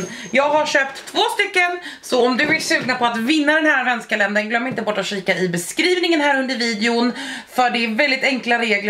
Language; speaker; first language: Swedish; native; Swedish